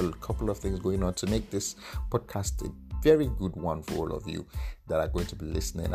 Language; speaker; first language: English; non-native, local second language; Yoruba